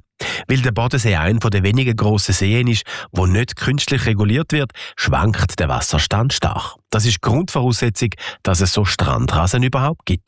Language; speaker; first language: German; native; German